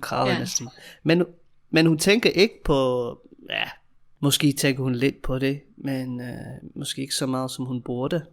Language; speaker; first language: Danish; non-native, fluent; English